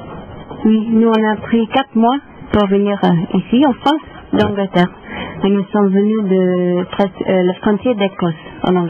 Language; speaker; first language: French; non-native, learner; English